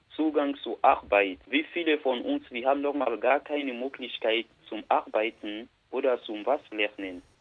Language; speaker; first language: German; non-native, learner; Bambara